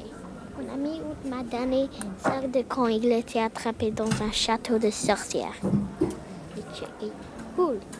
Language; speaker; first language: French; non-native, learner; English